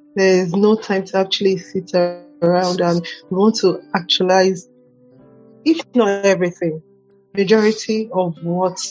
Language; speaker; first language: English; non-native, local second language; Igbo